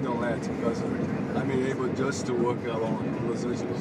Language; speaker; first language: English; non-native, learner; Portuguese